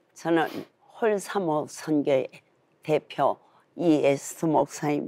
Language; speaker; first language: Korean; native; Korean